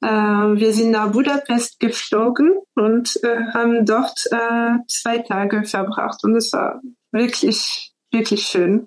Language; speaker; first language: German; non-native, fluent; French